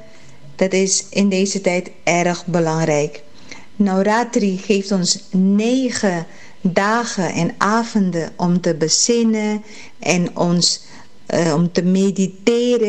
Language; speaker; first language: Dutch; early bilingual, heritage; Caribbean Hindustani